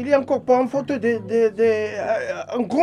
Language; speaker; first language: French; non-native, learner; Arabic